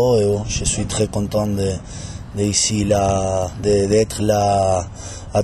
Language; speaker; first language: French; non-native, fluent; Spanish